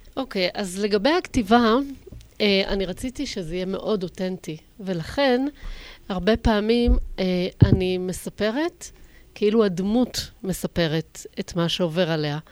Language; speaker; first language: Hebrew; native; Hebrew